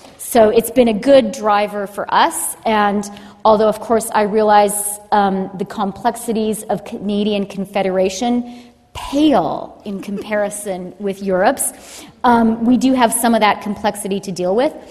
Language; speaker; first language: English; native; English